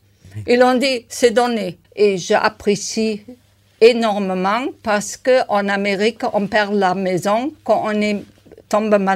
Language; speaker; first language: French; non-native, learner; German